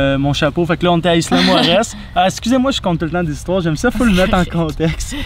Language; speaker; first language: French; native; French